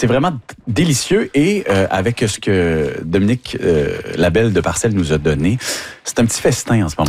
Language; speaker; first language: French; native; French